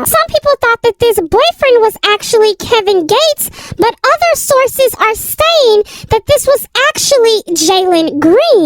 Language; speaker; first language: English; native; English